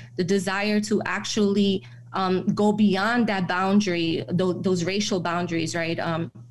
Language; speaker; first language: English; native; English